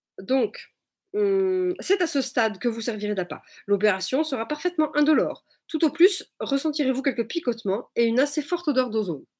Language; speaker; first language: French; native; French